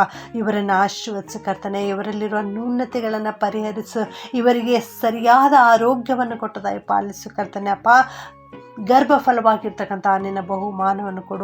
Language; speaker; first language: Kannada; native; Kannada